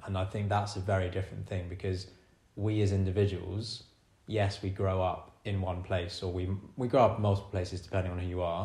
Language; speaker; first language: English; native; English